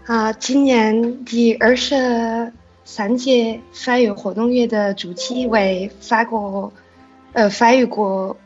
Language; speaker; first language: Chinese; non-native, learner; French